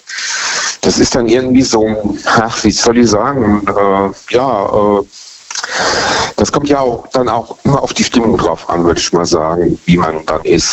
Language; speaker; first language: German; native; German